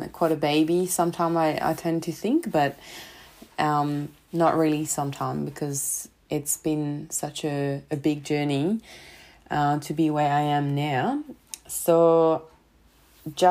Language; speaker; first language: English; non-native, fluent; French